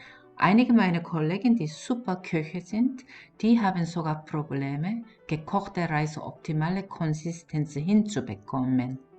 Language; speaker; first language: German; non-native, learner; Korean